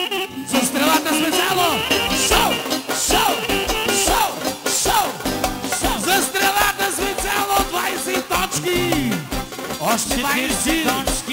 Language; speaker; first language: Bulgarian; non-native, local second language; Turkish